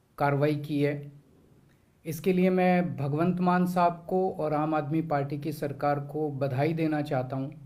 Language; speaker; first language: Hindi; native; Hindi